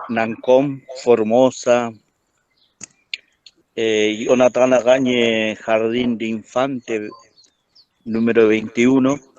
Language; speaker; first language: Spanish; non-native, local second language; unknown